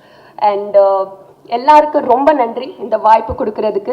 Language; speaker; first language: Tamil; non-native, learner; Telugu